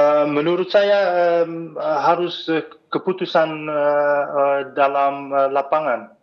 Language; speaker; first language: Indonesian; non-native, fluent; Dutch